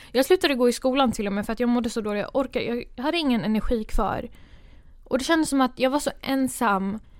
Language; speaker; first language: Swedish; early bilingual, other home language; Kurdish